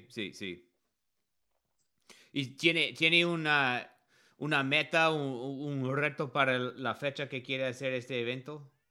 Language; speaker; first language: Spanish; non-native, learner; English